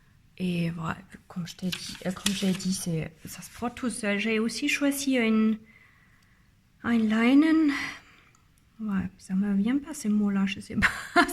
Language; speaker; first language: French; non-native, learner; German